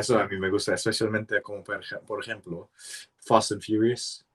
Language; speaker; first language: Spanish; non-native, learner; English